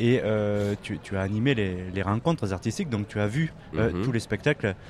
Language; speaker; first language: French; native; French